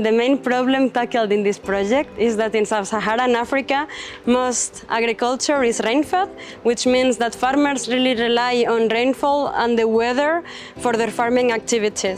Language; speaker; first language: English; non-native, fluent; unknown